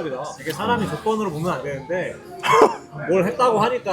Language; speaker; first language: Korean; native; Korean